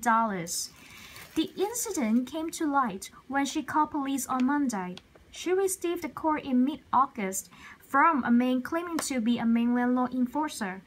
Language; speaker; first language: English; non-native, local second language; Cantonese